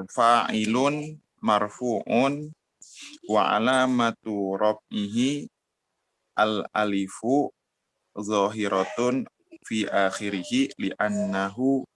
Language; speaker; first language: Arabic; non-native, learner; Indonesian